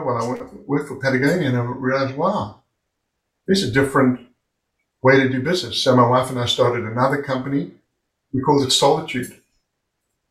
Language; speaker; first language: English; native; English